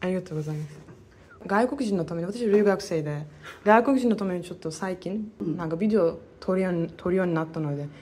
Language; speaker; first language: Japanese; non-native, fluent; Turkish